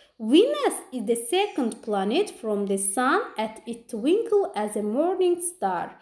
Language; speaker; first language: English; non-native, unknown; Azerbaijani